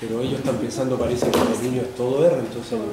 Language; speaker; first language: Spanish; native; Spanish